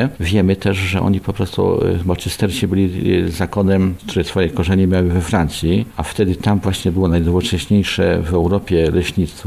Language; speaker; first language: Polish; native; Polish